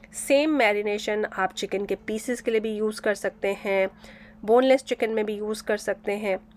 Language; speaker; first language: Urdu; native; Urdu